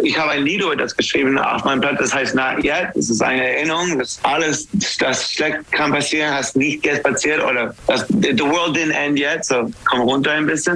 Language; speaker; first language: German; non-native, fluent; English